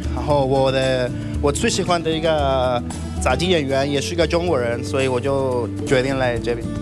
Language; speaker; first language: Chinese; non-native, fluent; Spanish